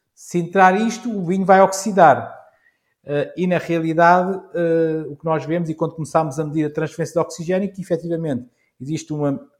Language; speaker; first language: Portuguese; native; Portuguese